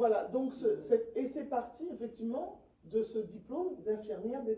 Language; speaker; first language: French; native; French